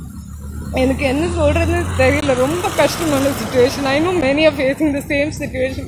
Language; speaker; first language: Tamil; non-native, local second language; Malayalam